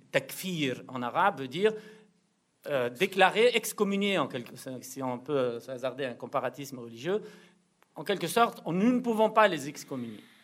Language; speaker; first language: French; non-native, local second language; Arabic